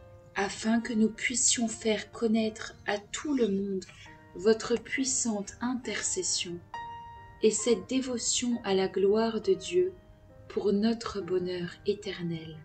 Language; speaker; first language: French; native; French